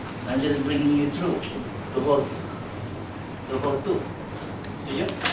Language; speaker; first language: English; non-native, local second language; Malay